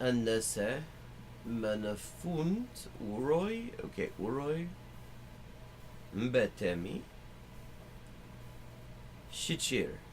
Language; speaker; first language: Albanian; non-native, learner; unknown